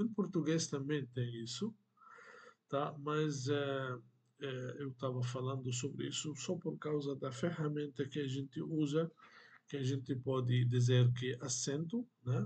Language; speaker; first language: Portuguese; non-native, fluent; Arabic